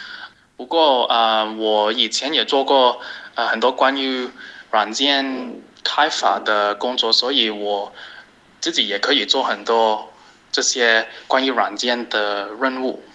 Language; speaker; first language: Chinese; non-native, fluent; English